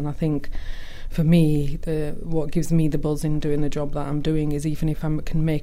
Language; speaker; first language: English; early bilingual, other home language; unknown